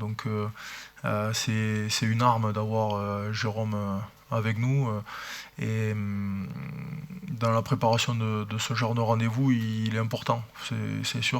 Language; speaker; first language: French; native; French